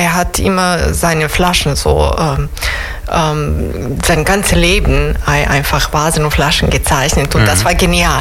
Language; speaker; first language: German; non-native, fluent; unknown